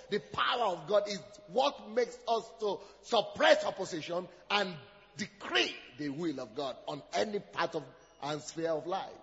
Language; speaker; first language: English; non-native, local second language; Yoruba